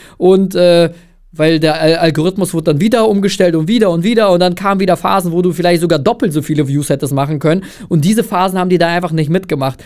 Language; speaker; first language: German; early bilingual, other home language; Russian